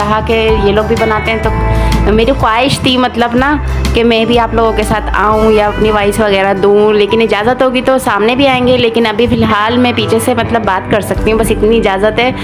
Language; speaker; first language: Hindi; non-native, local second language; Sindhi